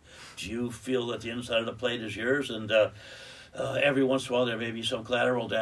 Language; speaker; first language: English; native; English